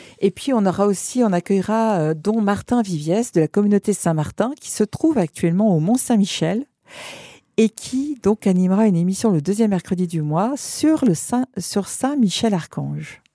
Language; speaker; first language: French; native; French